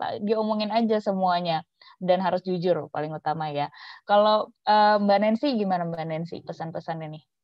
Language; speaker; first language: Indonesian; native; Indonesian